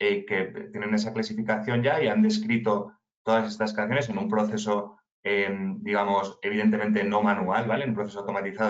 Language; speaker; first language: Spanish; native; Spanish